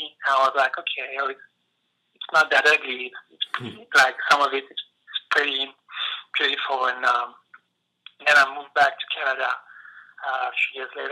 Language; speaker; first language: English; non-native, fluent; French